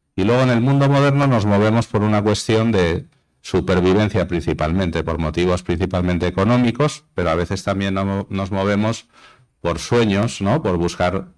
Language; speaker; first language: Spanish; native; Spanish